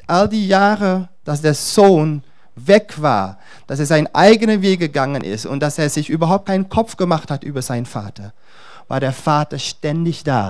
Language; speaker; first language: German; non-native, fluent; Dutch